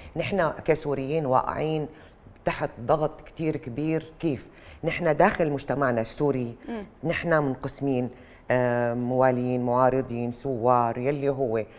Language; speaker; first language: Arabic; native; Arabic